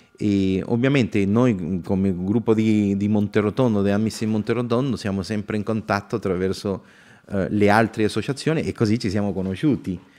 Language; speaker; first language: Italian; non-native, fluent; Spanish